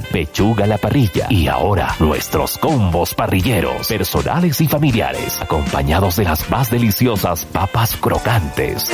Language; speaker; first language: Spanish; native; Spanish